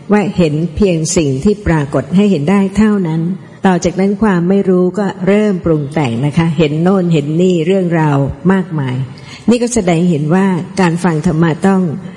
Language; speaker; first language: Thai; native; Thai